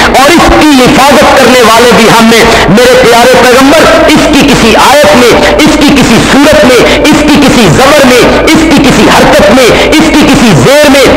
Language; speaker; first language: Urdu; non-native, local second language; Punjabi